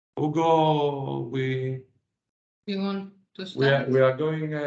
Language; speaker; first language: English; non-native, fluent; Greek